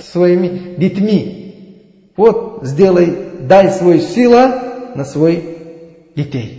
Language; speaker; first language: Russian; non-native, learner; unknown